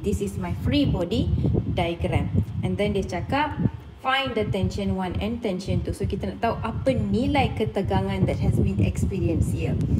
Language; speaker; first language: English; non-native, local second language; Malay